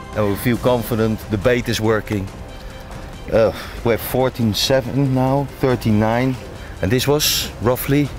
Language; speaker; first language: English; non-native, fluent; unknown